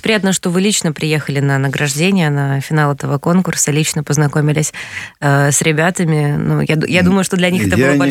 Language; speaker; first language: Russian; native; Russian